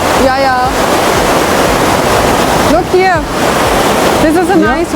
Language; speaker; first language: English; non-native, learner; German